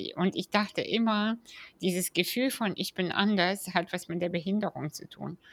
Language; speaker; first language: German; early bilingual, other home language; Russian